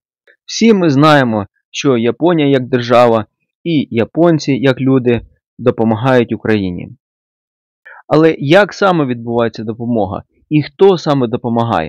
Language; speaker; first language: Ukrainian; native; Ukrainian